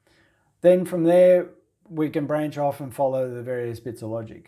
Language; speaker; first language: English; native; English